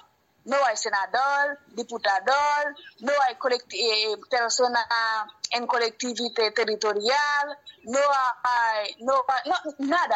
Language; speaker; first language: Spanish; non-native, learner; Haitian Creole